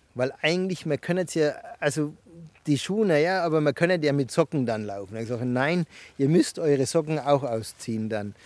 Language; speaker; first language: German; native; German